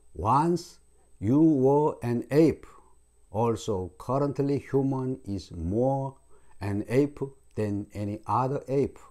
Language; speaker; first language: English; non-native, fluent; Korean